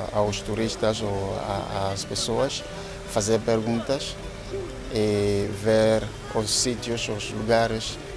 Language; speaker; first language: Portuguese; non-native, learner; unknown